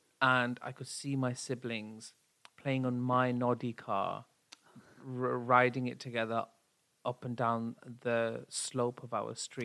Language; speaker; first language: English; native; English